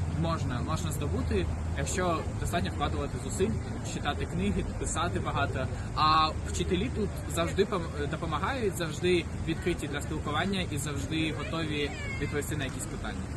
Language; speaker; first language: Ukrainian; non-native, local second language; Russian